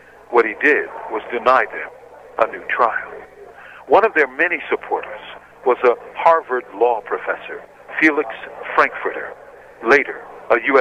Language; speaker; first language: English; native; English